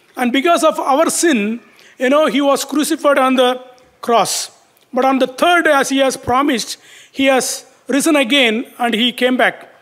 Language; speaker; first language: English; non-native, local second language; Tamil